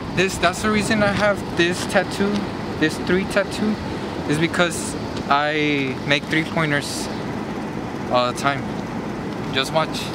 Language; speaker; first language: English; native; English